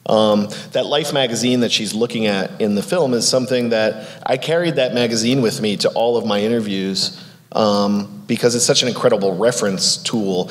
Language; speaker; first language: English; native; English